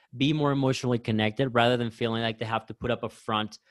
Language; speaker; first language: English; early bilingual, other home language; Spanish